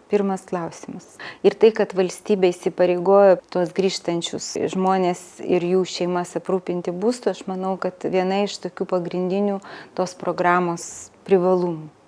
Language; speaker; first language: Lithuanian; native; Lithuanian